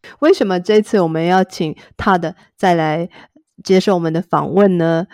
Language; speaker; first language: Chinese; native; Chinese